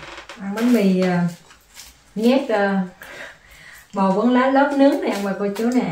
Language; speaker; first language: Vietnamese; native; Vietnamese